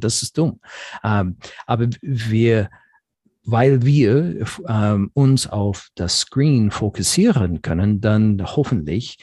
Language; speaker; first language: German; non-native, fluent; English